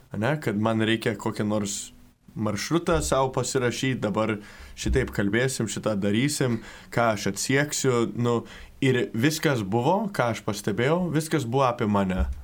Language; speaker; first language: Lithuanian; early bilingual, heritage; Lithuanian